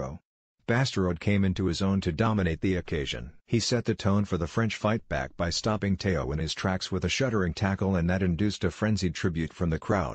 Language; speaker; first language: English; native; English